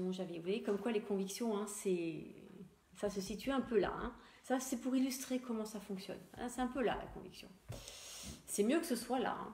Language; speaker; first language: French; native; French